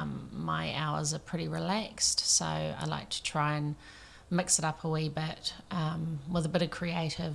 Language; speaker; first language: English; native; English